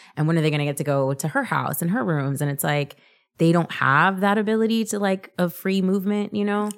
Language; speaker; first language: English; early bilingual, other home language; Spanish